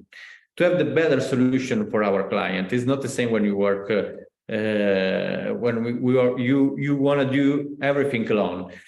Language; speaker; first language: English; non-native, learner; Italian